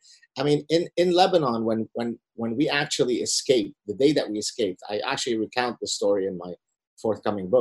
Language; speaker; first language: English; early bilingual, other home language; Arabic